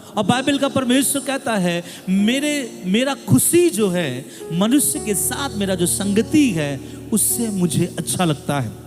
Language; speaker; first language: Hindi; non-native, local second language; Bangla